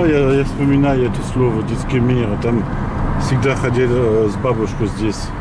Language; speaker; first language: Russian; early bilingual, heritage; French